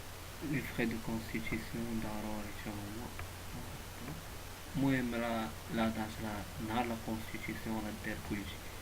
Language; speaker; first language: Arabic; native; Arabic